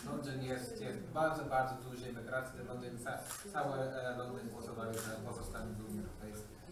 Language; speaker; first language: Polish; non-native, learner; English